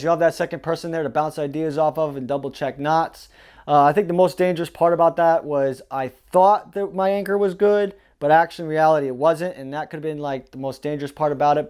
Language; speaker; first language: English; native; English